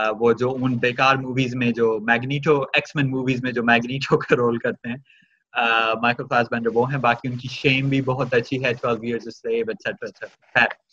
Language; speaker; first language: Urdu; native; Urdu